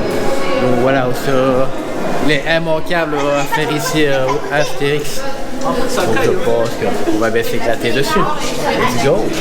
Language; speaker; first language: French; native; French